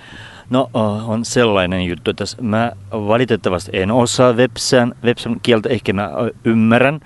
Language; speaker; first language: Finnish; non-native, fluent; Russian